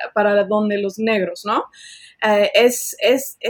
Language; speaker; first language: Spanish; early bilingual, heritage; Spanish